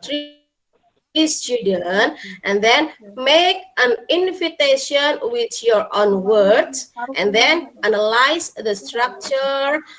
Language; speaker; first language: English; non-native, fluent; Indonesian